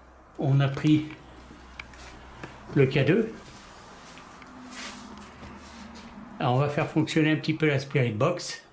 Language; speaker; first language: French; native; French